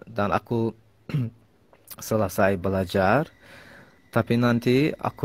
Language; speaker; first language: Indonesian; non-native, learner; Azerbaijani